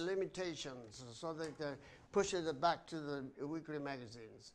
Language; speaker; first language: English; non-native, fluent; Japanese